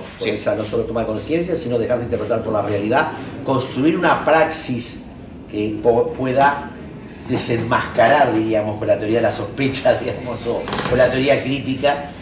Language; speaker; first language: Spanish; native; Spanish